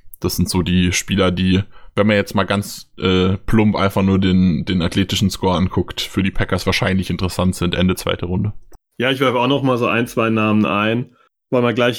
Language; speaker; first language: German; native; German